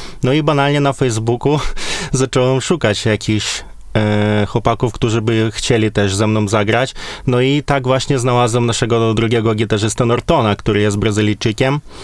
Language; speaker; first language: Polish; non-native, fluent; Ukrainian